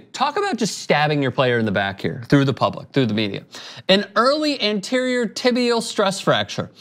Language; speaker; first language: English; native; English